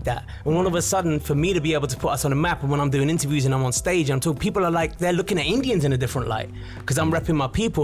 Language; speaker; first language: English; native; English